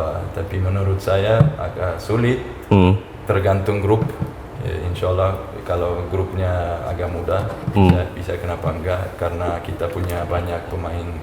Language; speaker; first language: Indonesian; non-native, fluent; Uzbek